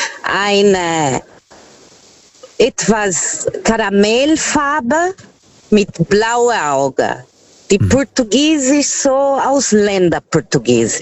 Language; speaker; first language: German; non-native, fluent; Portuguese